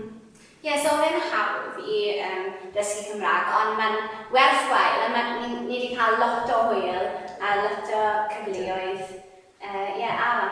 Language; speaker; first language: Welsh; non-native, fluent; English